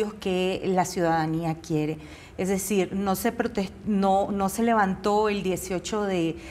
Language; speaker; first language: Spanish; native; Spanish